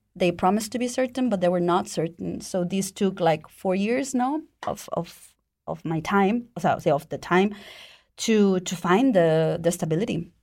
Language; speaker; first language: English; non-native, fluent; Spanish